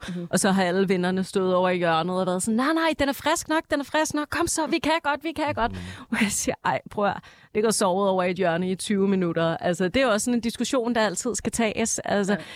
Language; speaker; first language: Danish; native; Danish